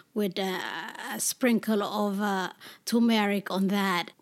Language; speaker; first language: English; non-native, fluent; Amharic